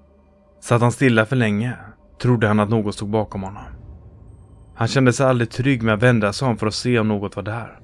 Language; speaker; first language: Swedish; native; Swedish